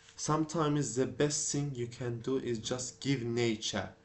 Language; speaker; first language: English; non-native, learner; Azerbaijani